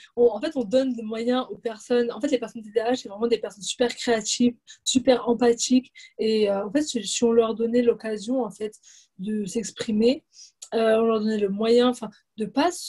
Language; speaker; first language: French; native; French